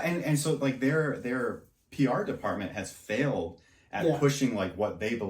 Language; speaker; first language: English; native; English